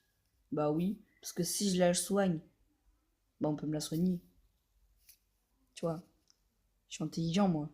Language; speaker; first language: French; native; French